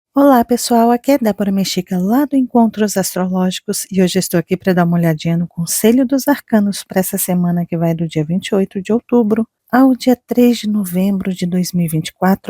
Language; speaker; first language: Portuguese; native; Portuguese